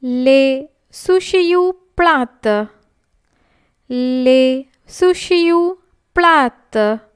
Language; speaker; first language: French; non-native, fluent; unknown